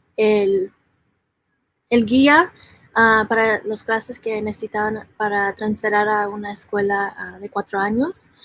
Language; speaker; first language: Spanish; early bilingual, heritage; Spanish